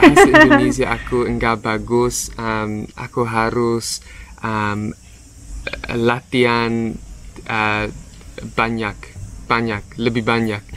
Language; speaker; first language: Indonesian; non-native, learner; English